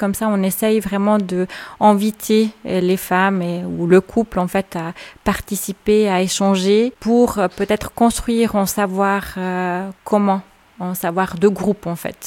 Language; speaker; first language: French; native; French